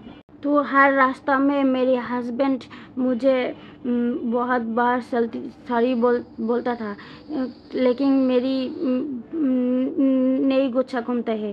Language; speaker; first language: Hindi; non-native, learner; Bangla